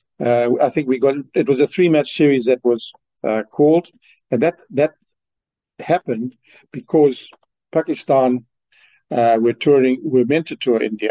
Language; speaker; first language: English; native; English